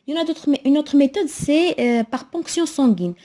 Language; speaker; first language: French; non-native, local second language; Arabic